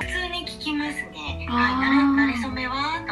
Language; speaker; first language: Japanese; native; Japanese